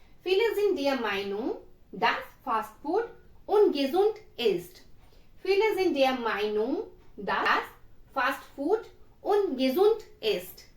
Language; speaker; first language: German; non-native, fluent; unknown